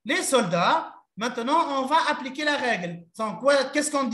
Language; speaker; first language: French; non-native, local second language; Arabic